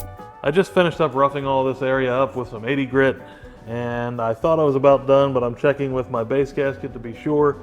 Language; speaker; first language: English; native; English